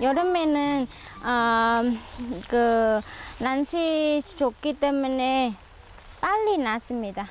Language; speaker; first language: Korean; non-native, learner; Vietnamese